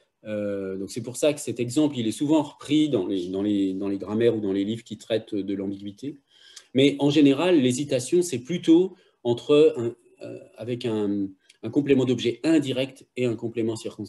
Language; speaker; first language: French; native; French